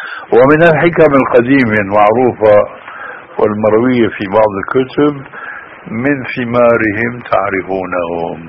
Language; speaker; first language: Arabic; native; Arabic